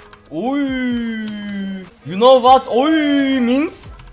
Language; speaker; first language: English; non-native, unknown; Turkish